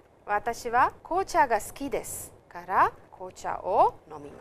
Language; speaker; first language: Japanese; non-native, fluent; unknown